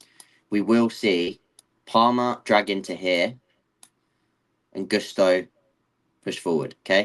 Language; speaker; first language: English; native; English